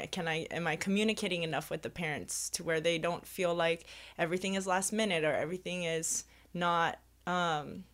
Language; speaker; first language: English; early bilingual, other home language; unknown